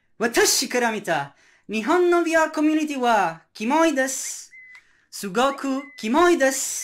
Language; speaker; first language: Japanese; non-native, learner; Italian